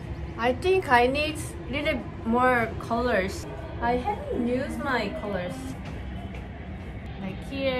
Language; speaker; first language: English; non-native, learner; Korean